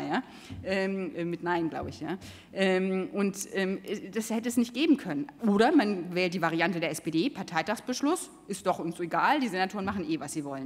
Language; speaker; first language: German; native; German